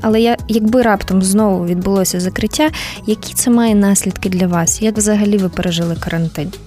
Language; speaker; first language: Ukrainian; native; Ukrainian